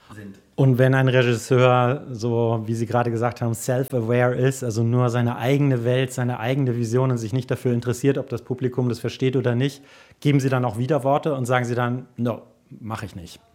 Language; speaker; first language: German; native; German